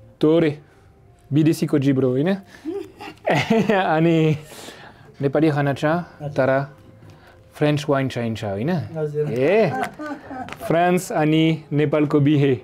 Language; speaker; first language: Nepali; non-native, fluent; French